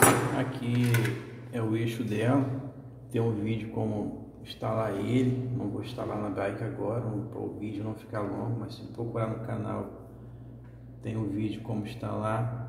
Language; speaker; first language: Portuguese; native; Portuguese